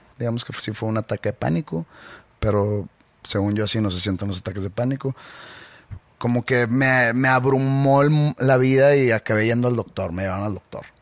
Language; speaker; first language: Spanish; native; Spanish